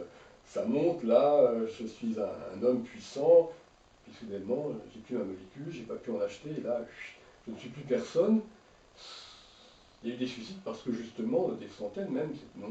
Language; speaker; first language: French; native; French